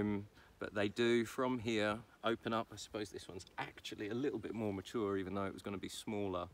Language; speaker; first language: English; native; English